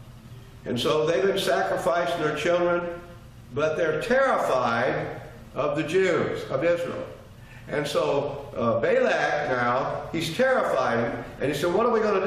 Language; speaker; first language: English; native; English